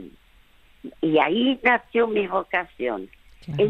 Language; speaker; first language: Spanish; early bilingual, other home language; French